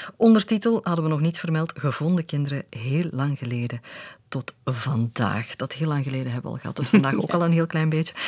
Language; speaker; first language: Dutch; native; Dutch